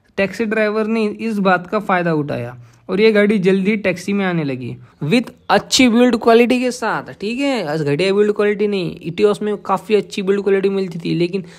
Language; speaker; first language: Hindi; non-native, local second language; Marathi